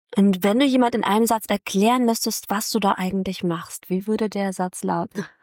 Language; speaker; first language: German; native; German